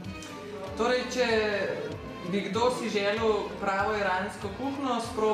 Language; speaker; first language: Slovenian; native; Slovenian